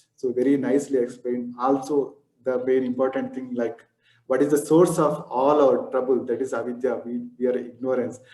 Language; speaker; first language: English; non-native, local second language; Kannada